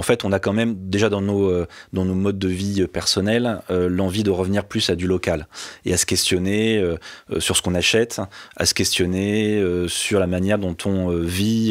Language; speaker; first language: French; native; French